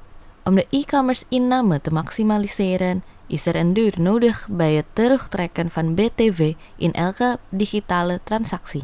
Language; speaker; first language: Dutch; non-native, fluent; Indonesian